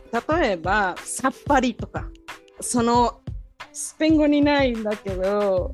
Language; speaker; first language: Japanese; non-native, fluent; Spanish